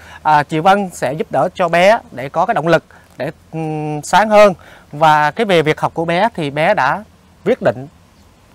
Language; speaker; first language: Vietnamese; native; Vietnamese